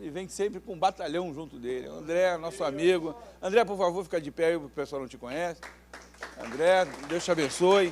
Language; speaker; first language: Portuguese; native; Portuguese